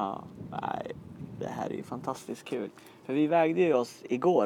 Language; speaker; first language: Swedish; native; Swedish